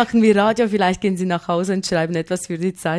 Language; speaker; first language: German; native; German